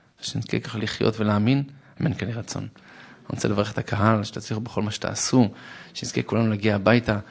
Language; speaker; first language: Hebrew; non-native, fluent; Arabic